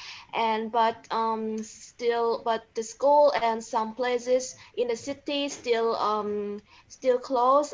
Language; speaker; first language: English; non-native, learner; Khmer